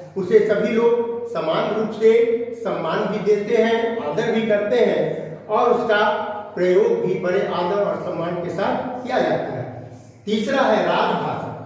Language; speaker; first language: Hindi; native; Hindi